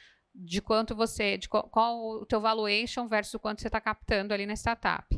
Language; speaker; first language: Portuguese; native; Portuguese